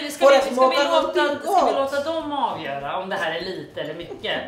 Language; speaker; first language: Swedish; native; Swedish